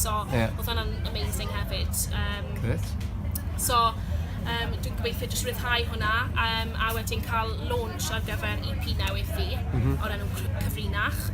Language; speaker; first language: Welsh; non-native, local second language; English